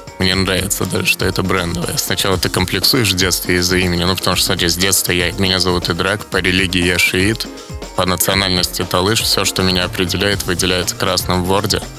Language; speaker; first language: Russian; early bilingual, other home language; Azerbaijani